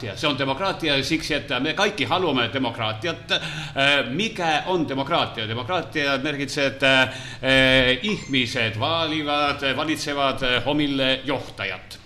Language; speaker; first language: Finnish; non-native, learner; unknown